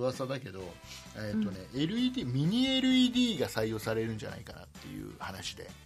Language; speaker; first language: Japanese; native; Japanese